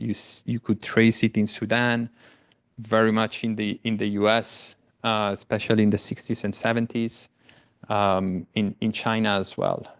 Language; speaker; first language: English; non-native, fluent; Italian